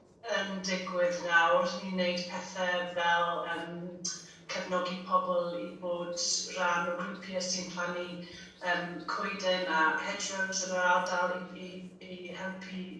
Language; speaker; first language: Welsh; non-native, fluent; English